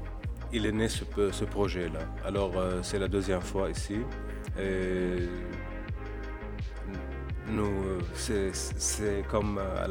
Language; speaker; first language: French; non-native, local second language; Arabic